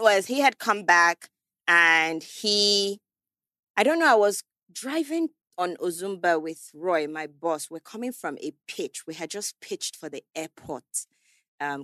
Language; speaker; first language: English; native; English